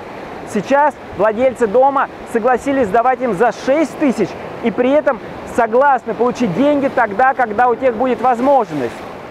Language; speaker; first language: Russian; native; Russian